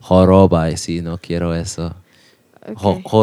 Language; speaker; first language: Spanish; non-native, learner; English